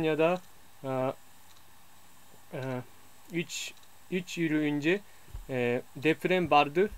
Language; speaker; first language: Turkish; non-native, learner; Japanese